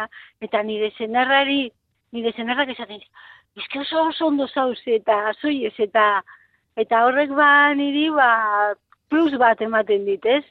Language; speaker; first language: Basque; non-native, local second language; Spanish